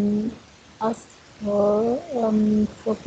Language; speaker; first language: English; non-native, learner; Vietnamese